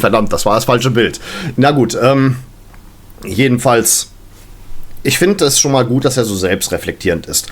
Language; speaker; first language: German; native; German